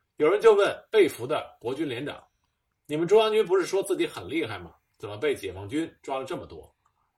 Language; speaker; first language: Chinese; native; Chinese